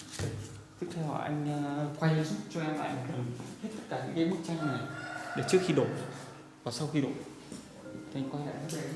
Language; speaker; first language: Vietnamese; native; Vietnamese